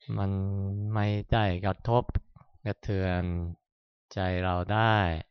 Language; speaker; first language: Thai; non-native, fluent; Japanese